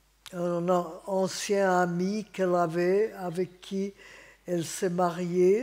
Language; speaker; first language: French; non-native, fluent; Hungarian